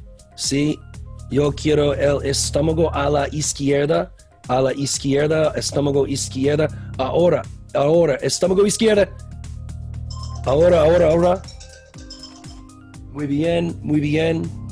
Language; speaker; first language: Spanish; non-native, learner; English